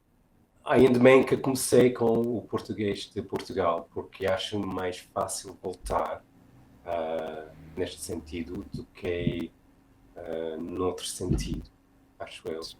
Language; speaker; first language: Portuguese; non-native, fluent; English